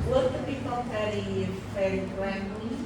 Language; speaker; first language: English; non-native, fluent; Indonesian